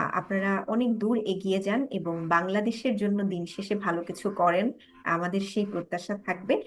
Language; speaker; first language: Bangla; native; Bangla